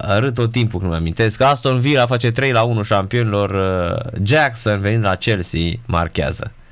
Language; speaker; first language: Romanian; native; Romanian